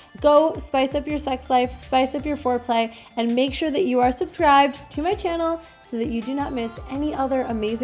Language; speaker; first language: English; native; English